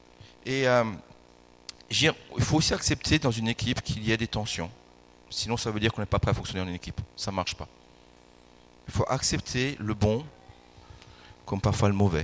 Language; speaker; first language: French; native; French